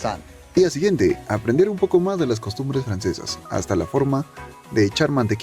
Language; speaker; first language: Spanish; native; Spanish